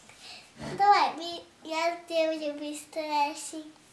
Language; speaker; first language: Russian; early bilingual, heritage; Russian